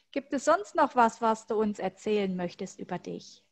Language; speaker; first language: German; native; German